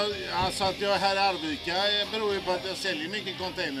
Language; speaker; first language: Swedish; native; Swedish